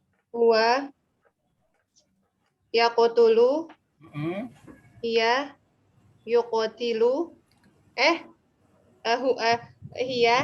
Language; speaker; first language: Arabic; non-native, learner; Indonesian